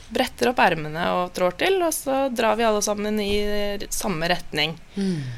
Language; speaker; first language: Norwegian; native; Norwegian